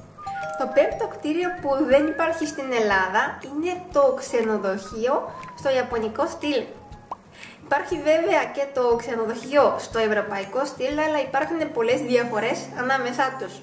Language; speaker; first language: Greek; non-native, fluent; Japanese